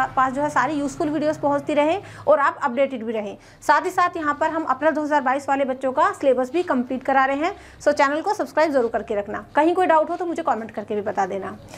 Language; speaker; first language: Hindi; native; Hindi